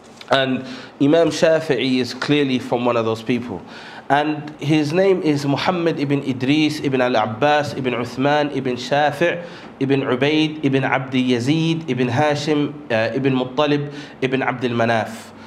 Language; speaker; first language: English; native; English